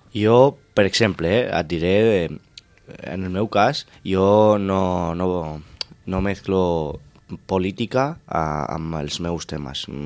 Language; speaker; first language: Catalan; non-native, local second language; Spanish